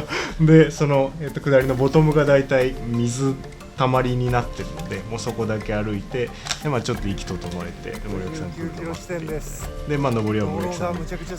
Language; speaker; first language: Japanese; native; Japanese